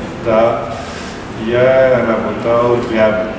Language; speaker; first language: Russian; non-native, learner; French